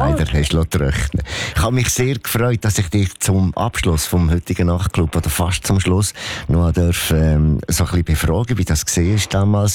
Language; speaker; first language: German; native; German